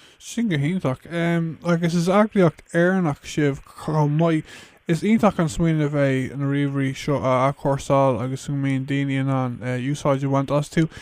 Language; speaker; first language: Irish; non-native, local second language; English